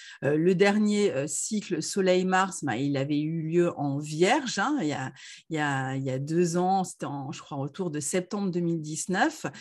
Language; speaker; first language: French; native; French